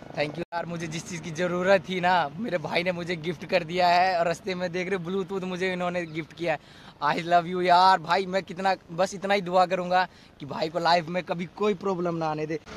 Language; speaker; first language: Hindi; native; Hindi